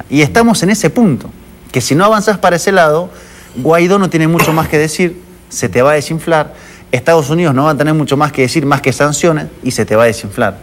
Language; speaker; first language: Spanish; native; Spanish